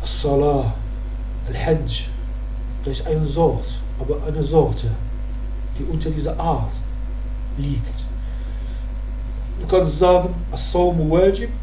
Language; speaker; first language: German; non-native, learner; Arabic